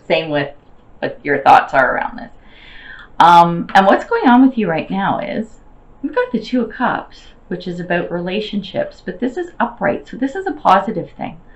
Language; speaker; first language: English; native; English